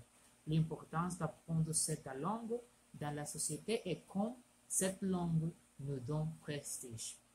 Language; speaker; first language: French; non-native, learner; Spanish